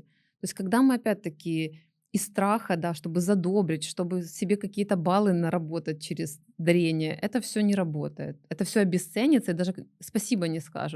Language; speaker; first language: Russian; native; Russian